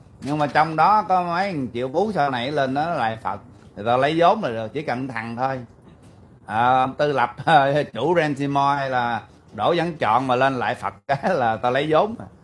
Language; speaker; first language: Vietnamese; early bilingual, heritage; Vietnamese